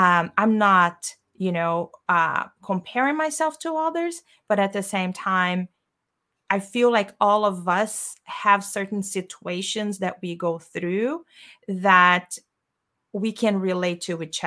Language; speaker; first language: English; non-native, fluent; Portuguese